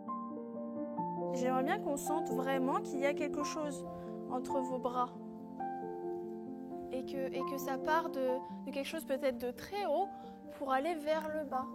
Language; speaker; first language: French; native; French